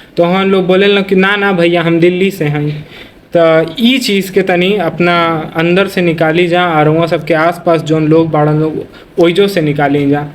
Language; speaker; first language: Bhojpuri; non-native, local second language; Hindi